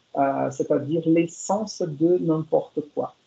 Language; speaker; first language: French; non-native, fluent; Portuguese